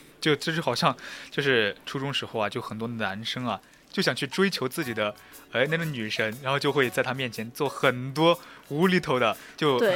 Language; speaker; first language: Chinese; native; Chinese